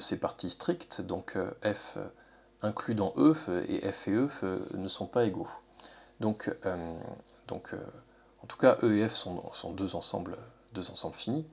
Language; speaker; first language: French; native; French